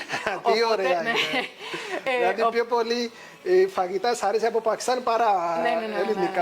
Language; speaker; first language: Greek; non-native, learner; Punjabi